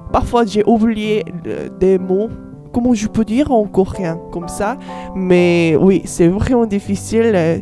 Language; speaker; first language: French; non-native, learner; Korean